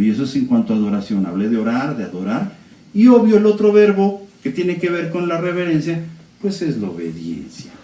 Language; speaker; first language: Spanish; native; Spanish